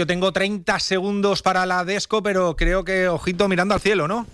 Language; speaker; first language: Spanish; native; Spanish